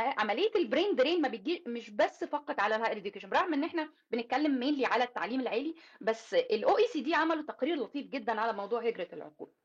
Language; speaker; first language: Arabic; native; Arabic